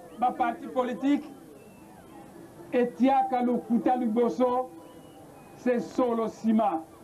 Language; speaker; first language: Lingala; non-native, local second language; Kongo